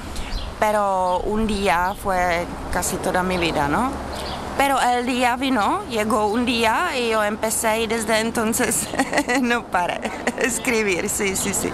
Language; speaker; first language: Spanish; non-native, learner; Czech